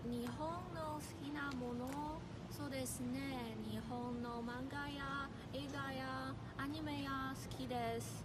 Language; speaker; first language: Japanese; non-native, learner; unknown